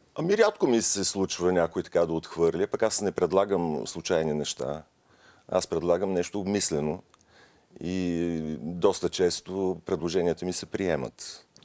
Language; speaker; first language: Bulgarian; native; Bulgarian